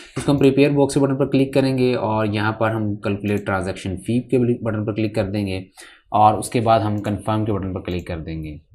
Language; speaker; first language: Hindi; native; Hindi